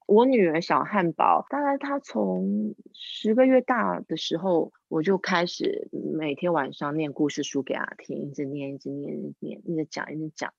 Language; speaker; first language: Chinese; non-native, local second language; English